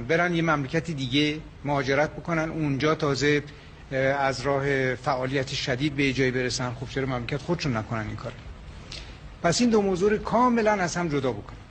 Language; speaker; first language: Persian; native; Persian